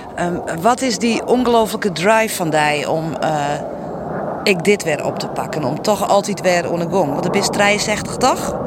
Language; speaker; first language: Dutch; non-native, local second language; Western Frisian